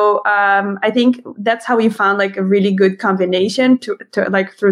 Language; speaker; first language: English; non-native, fluent; Hebrew